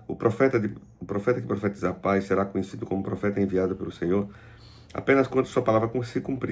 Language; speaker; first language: Portuguese; native; Portuguese